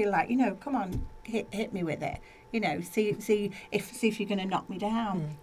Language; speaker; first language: English; native; English